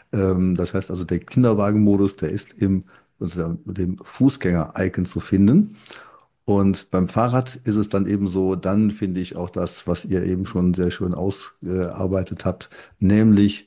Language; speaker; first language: German; native; German